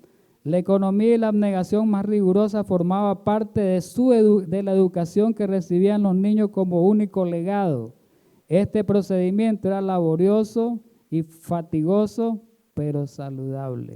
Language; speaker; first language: Spanish; native; Spanish